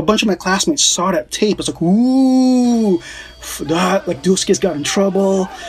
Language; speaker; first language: English; early bilingual, other home language; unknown